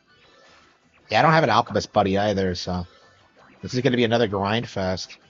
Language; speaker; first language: English; native; English